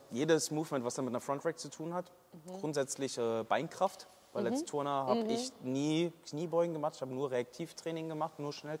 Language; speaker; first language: German; native; German